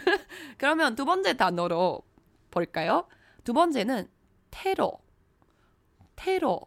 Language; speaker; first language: Korean; non-native, fluent; Chinese